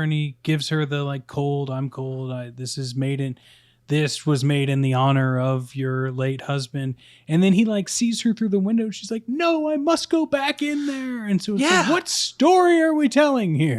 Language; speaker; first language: English; native; English